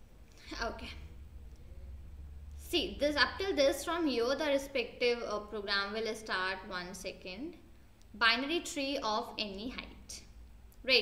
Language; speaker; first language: English; non-native, local second language; Hindi